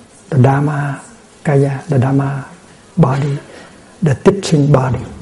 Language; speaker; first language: English; non-native, fluent; Vietnamese